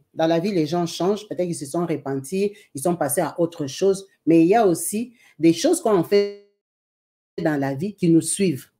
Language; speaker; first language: French; non-native, local second language; Lingala